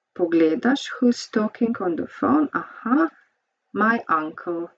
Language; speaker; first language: English; non-native, fluent; Slovenian